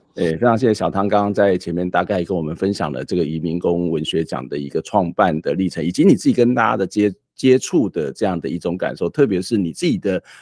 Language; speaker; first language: Chinese; native; Chinese